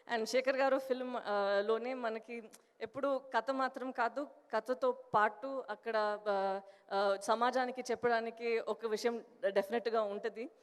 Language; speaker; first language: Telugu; non-native, local second language; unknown